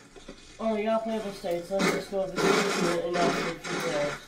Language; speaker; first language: English; native; English